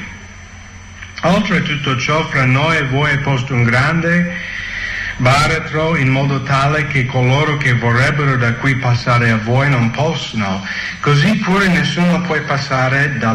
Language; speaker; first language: Italian; non-native, fluent; English